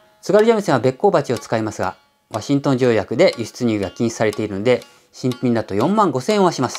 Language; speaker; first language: Japanese; native; Japanese